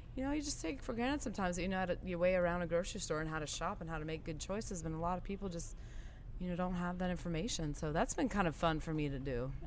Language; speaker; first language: English; native; English